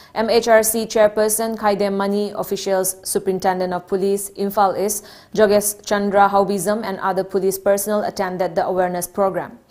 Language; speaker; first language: English; non-native, local second language; Manipuri